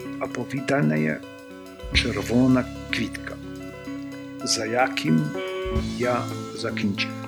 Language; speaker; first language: Ukrainian; non-native, learner; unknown